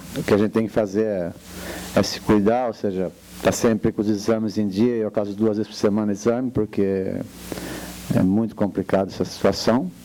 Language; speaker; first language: Portuguese; native; Portuguese